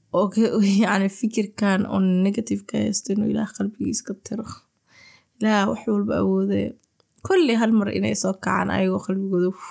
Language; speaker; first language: Somali; early bilingual, heritage; Somali